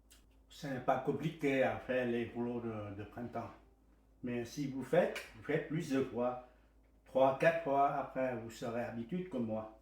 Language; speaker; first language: French; non-native, learner; Vietnamese